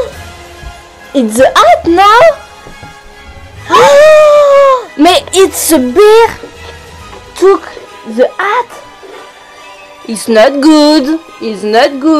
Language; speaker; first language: English; non-native, learner; French